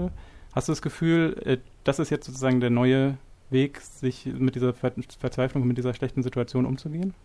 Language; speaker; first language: German; native; German